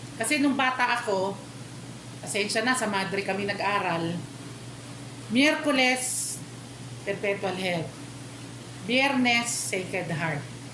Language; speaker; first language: Filipino; native; Filipino